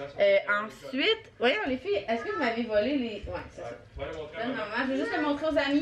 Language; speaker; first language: French; native; French